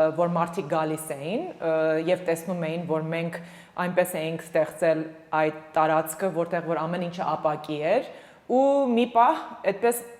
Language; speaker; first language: Armenian; early bilingual, heritage; Armenian